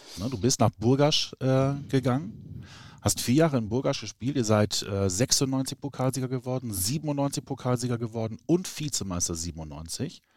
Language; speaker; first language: German; native; German